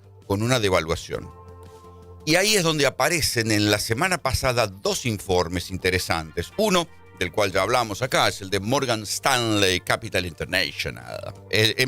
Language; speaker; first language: Spanish; native; Spanish